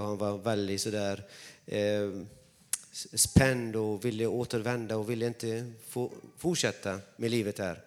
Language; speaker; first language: Swedish; non-native, fluent; Arabic